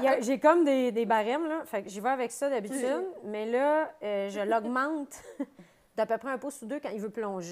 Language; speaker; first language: French; native; French